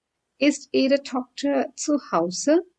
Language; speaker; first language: German; non-native, fluent; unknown